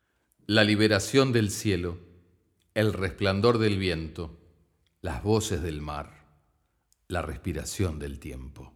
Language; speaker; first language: Spanish; native; Spanish